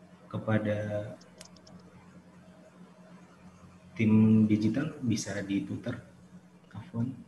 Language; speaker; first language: Indonesian; native; Indonesian